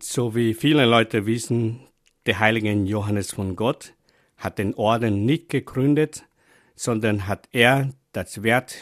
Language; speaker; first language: German; non-native, fluent; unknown